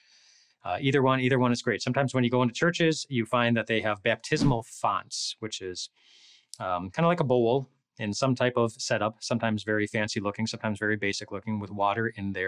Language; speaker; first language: English; native; English